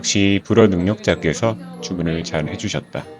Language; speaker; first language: Korean; native; Korean